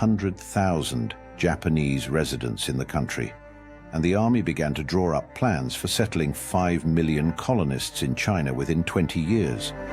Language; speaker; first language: English; native; English